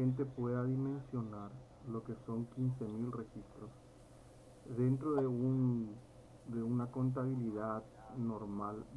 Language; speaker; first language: Spanish; native; Spanish